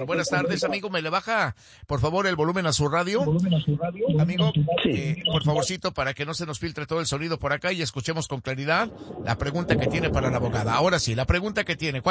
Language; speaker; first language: Spanish; native; Spanish